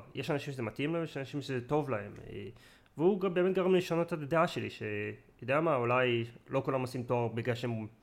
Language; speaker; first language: Hebrew; native; Hebrew